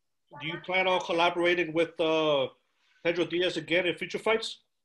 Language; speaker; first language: English; early bilingual, other home language; Spanish